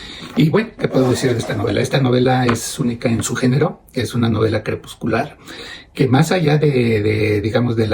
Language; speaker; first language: Spanish; native; Spanish